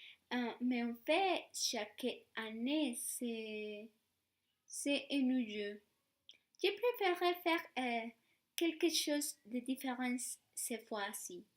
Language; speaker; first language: French; non-native, learner; Spanish